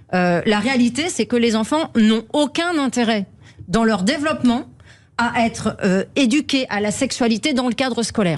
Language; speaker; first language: French; native; French